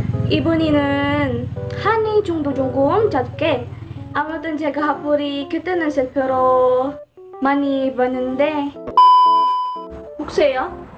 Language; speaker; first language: Korean; non-native, learner; Cebuano